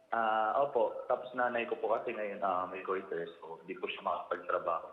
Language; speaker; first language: Filipino; native; Filipino